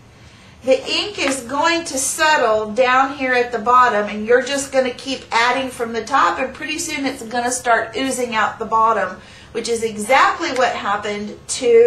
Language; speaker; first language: English; native; English